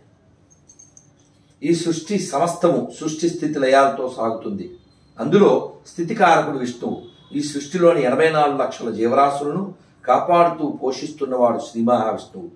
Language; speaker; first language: Telugu; native; Telugu